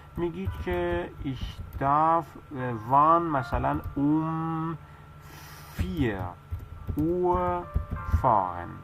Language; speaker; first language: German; non-native, fluent; Persian